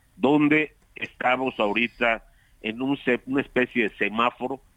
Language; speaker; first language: Spanish; native; Spanish